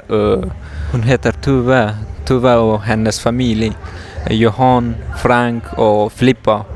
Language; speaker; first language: Swedish; non-native, learner; Persian